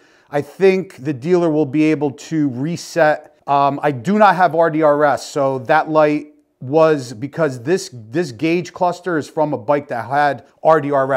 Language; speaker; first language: English; native; English